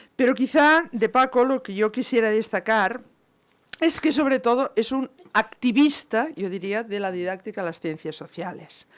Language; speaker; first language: Spanish; non-native, local second language; Catalan